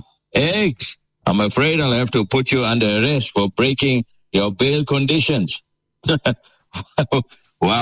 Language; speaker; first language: English; native; English